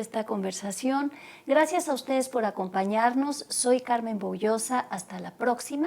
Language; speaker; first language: Spanish; native; Spanish